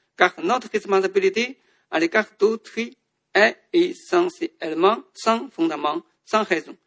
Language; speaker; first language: French; non-native, fluent; Chinese